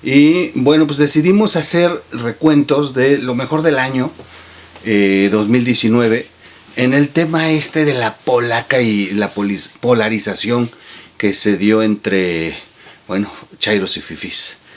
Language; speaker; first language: Spanish; native; Spanish